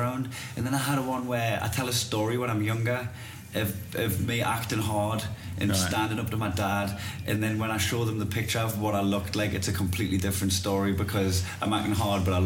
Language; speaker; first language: English; native; English